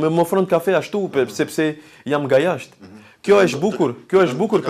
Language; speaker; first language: Albanian; non-native, learner; French